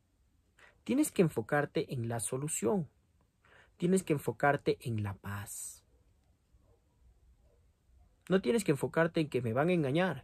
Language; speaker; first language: Spanish; native; Spanish